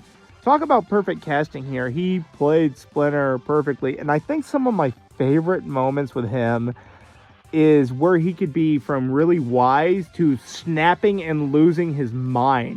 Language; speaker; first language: English; native; English